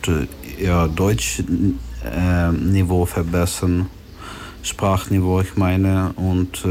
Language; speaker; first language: German; non-native, learner; Ukrainian